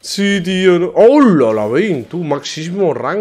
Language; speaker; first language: Spanish; native; Spanish